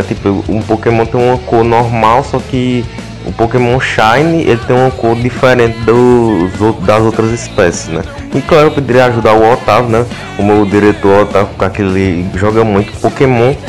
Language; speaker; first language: Portuguese; native; Portuguese